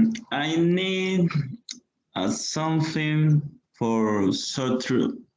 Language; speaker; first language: English; non-native, learner; Spanish